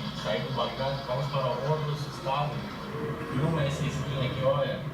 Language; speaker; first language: Portuguese; non-native, fluent; Arabic